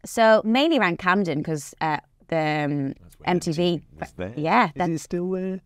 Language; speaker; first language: English; native; English